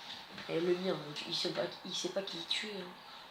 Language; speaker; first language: French; native; French